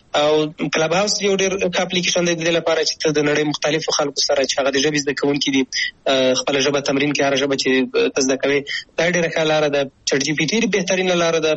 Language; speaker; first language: Pashto; native; Pashto